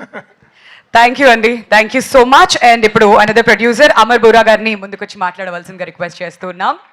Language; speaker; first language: Telugu; native; Telugu